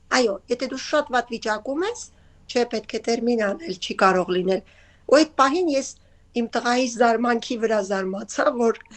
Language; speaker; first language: Armenian; native; Armenian